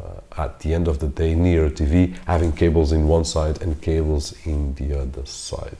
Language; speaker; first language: English; non-native, fluent; Portuguese